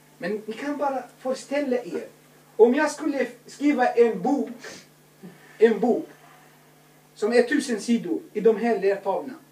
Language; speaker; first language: Swedish; non-native, fluent; Arabic